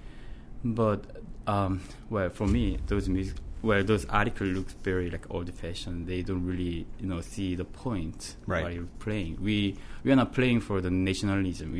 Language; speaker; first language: English; non-native, fluent; Korean